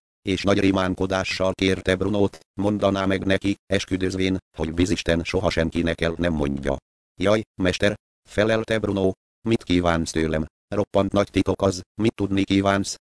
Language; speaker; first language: Hungarian; native; Hungarian